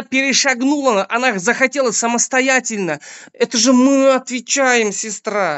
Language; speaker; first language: Russian; non-native, local second language; Uzbek